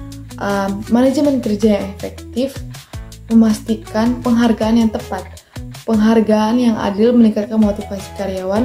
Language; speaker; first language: Indonesian; native; Indonesian